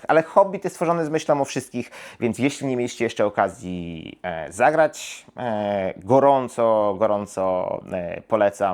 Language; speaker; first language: Polish; native; Polish